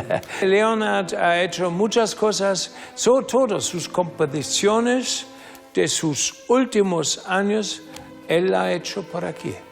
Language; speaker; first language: Spanish; non-native, learner; German